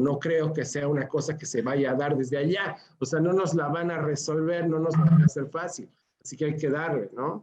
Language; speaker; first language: Spanish; native; Spanish